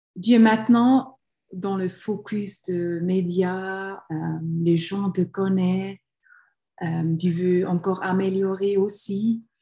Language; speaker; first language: French; non-native, local second language; German